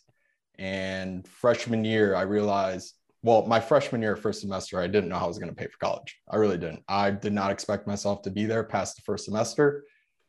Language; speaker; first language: English; early bilingual, other home language; Polish